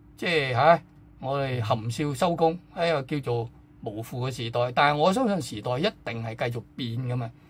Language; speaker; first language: Chinese; non-native, local second language; Cantonese